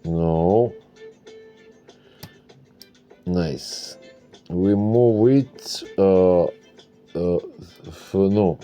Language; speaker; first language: English; non-native, learner; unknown